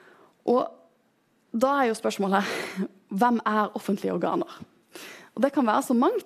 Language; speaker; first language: Norwegian; native; Norwegian